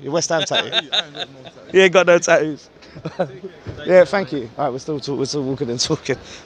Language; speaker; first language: English; native; English